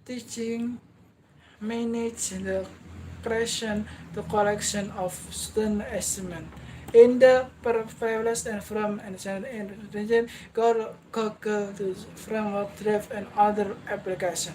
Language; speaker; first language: English; non-native, learner; Indonesian